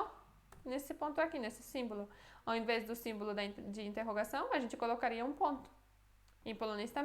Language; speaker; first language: Portuguese; non-native, fluent; Polish